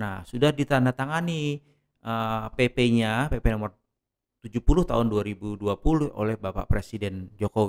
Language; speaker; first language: Indonesian; native; Indonesian